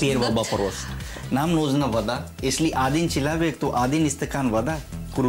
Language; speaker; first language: Russian; non-native, learner; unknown